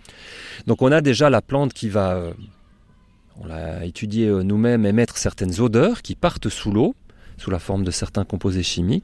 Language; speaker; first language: French; native; French